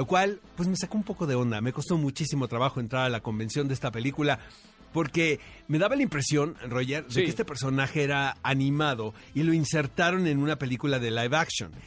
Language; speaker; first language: Spanish; native; Spanish